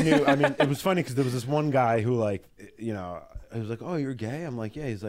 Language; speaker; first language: English; native; English